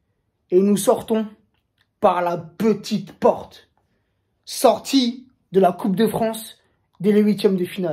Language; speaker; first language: French; native; French